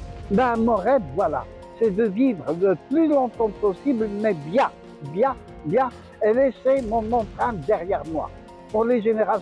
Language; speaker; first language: French; non-native, local second language; Arabic